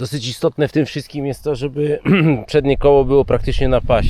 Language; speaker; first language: Polish; native; Polish